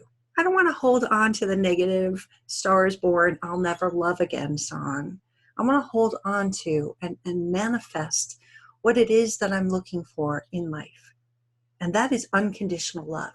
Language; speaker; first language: English; native; English